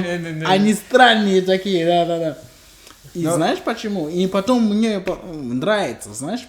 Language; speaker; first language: Russian; non-native, fluent; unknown